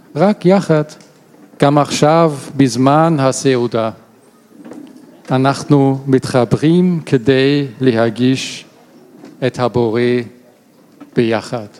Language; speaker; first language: Hebrew; non-native, learner; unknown